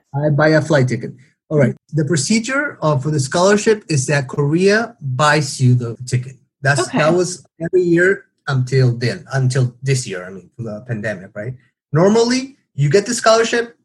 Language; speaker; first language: English; non-native, fluent; Spanish